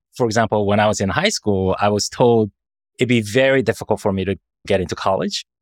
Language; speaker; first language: English; early bilingual, other home language; Korean